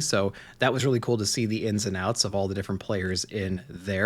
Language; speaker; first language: English; native; English